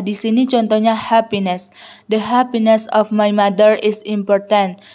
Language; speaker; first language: English; non-native, learner; Indonesian